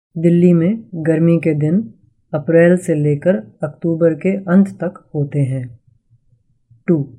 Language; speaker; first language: Hindi; native; Hindi